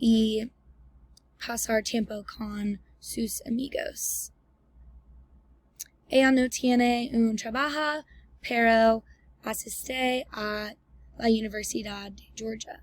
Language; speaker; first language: Spanish; non-native, learner; English